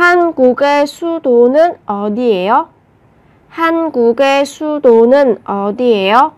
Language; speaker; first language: Korean; non-native, fluent; Vietnamese